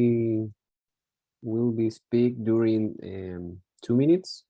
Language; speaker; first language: English; non-native, learner; Spanish